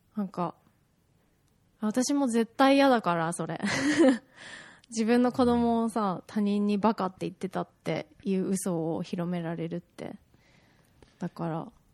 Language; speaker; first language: Japanese; early bilingual, heritage; Japanese